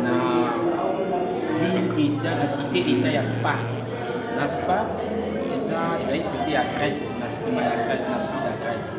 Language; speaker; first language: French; non-native, local second language; Lingala